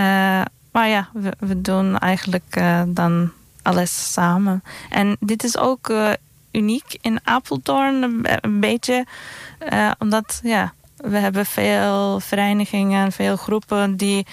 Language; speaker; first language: Dutch; non-native, fluent; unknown